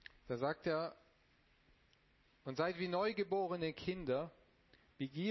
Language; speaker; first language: German; non-native, fluent; Romanian